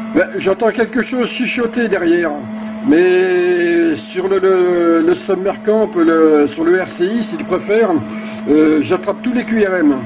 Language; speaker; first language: French; native; French